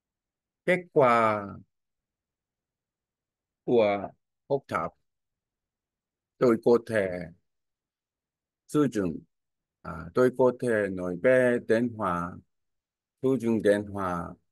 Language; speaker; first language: Vietnamese; non-native, learner; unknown